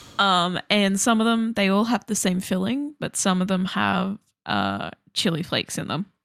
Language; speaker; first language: English; native; English